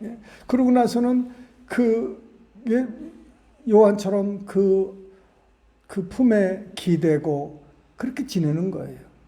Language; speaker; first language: Korean; native; Korean